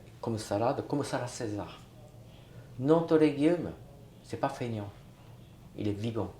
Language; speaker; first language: French; non-native, learner; Japanese